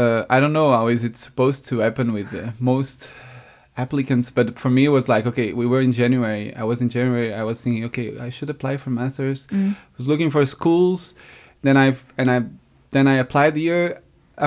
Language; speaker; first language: English; non-native, fluent; Portuguese